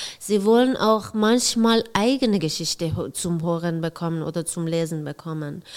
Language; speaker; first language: German; non-native, fluent; Persian